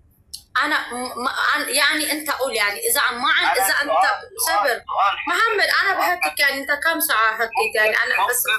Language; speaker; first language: Arabic; non-native, learner; Amharic